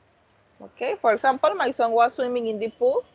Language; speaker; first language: English; non-native, learner; Spanish